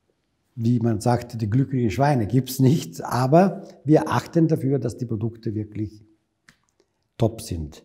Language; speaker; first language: German; non-native, fluent; Italian